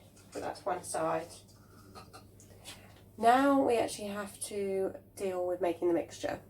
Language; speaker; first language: English; native; English